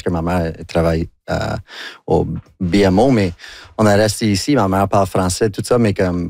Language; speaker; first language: French; non-native, local second language; English